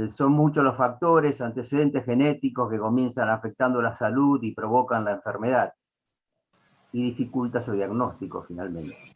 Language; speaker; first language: Spanish; native; Spanish